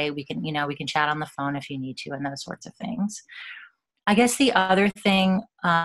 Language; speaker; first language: English; native; English